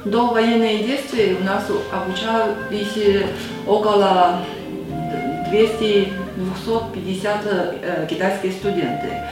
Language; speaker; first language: Ukrainian; non-native, learner; Chinese